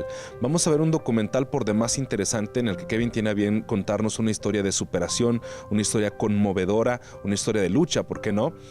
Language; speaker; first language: Spanish; native; Spanish